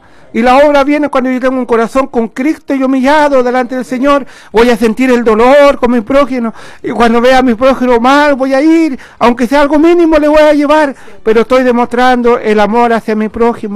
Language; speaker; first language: Spanish; native; Spanish